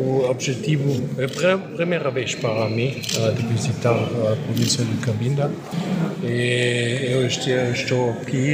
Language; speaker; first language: Portuguese; non-native, learner; German